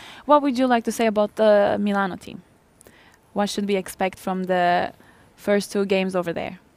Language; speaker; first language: English; non-native, fluent; Turkish